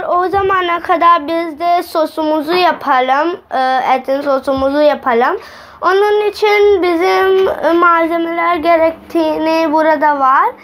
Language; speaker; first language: Turkish; non-native, fluent; Urdu